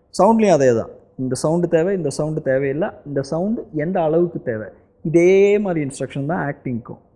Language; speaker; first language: Tamil; native; Tamil